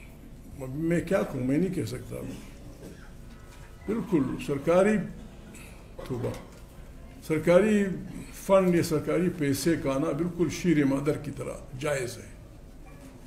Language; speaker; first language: Urdu; non-native, local second language; Pashto